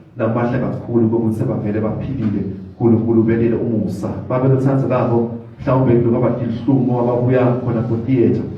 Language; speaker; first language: Zulu; non-native, local second language; Swati